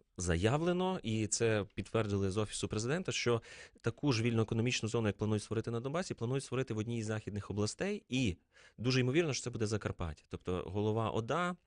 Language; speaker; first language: Ukrainian; native; Ukrainian